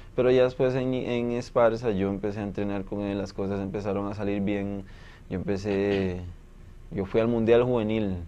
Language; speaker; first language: Spanish; native; Spanish